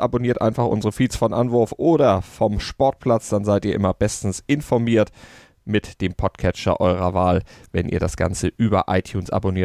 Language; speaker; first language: German; native; German